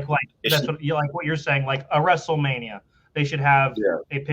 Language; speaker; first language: English; native; English